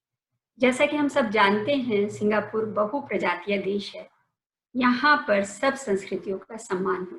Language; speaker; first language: Hindi; native; Hindi